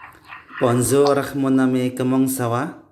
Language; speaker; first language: French; non-native, learner; Indonesian